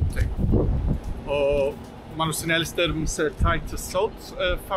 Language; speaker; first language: Lithuanian; non-native, learner; English